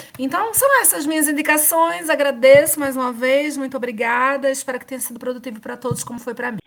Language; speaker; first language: Portuguese; native; Portuguese